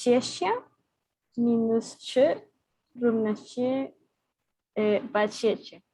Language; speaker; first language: Polish; non-native, learner; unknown